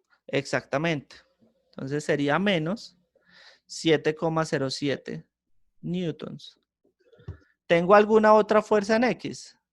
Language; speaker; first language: Spanish; native; Spanish